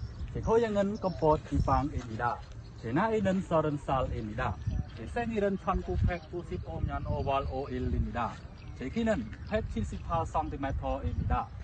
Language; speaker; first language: Korean; non-native, learner; Khmer